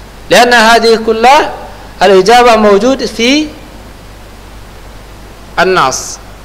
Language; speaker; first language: Arabic; non-native, fluent; Indonesian